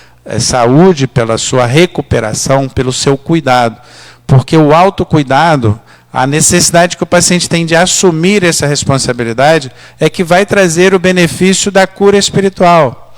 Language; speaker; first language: Portuguese; native; Portuguese